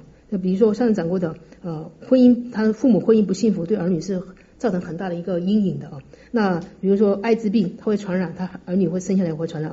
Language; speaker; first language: Chinese; native; Chinese